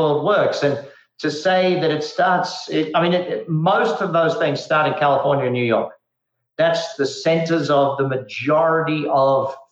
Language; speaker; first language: English; native; English